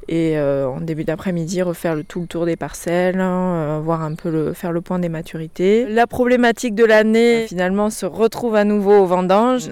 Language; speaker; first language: French; native; French